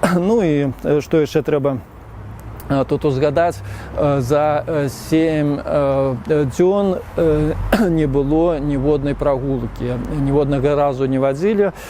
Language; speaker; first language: Belarusian; native; Belarusian